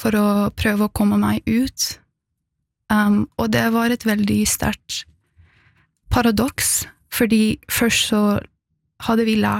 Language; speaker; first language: Norwegian; non-native, fluent; Persian